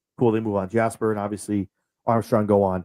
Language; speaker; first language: English; native; English